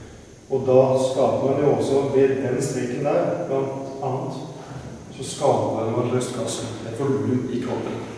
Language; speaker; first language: Norwegian; native; Norwegian